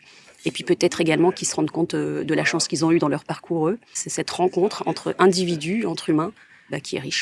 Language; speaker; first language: French; native; French